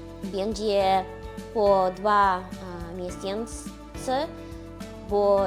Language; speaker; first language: Polish; non-native, learner; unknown